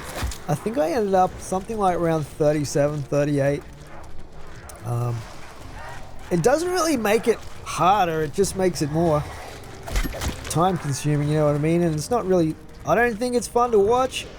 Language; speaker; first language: English; native; English